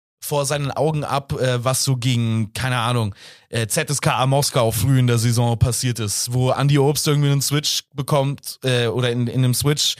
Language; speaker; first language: German; native; German